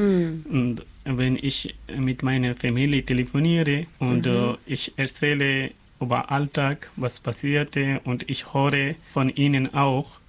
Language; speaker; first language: German; non-native, learner; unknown